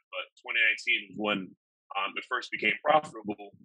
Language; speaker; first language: English; native; English